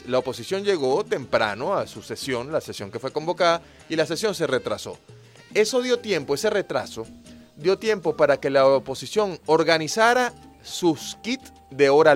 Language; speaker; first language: Spanish; native; Spanish